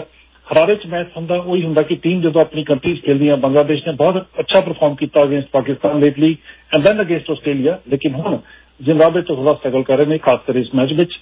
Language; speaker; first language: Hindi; non-native, local second language; Punjabi